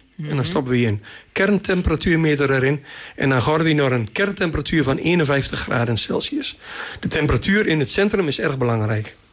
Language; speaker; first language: Dutch; native; Dutch